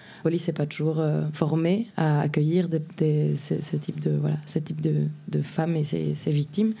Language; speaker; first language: French; native; French